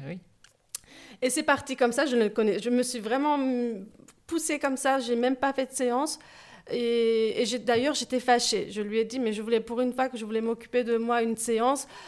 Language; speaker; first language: French; early bilingual, other home language; Turkish